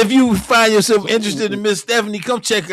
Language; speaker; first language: English; native; English